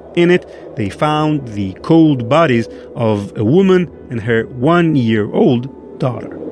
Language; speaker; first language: English; non-native, fluent; Hebrew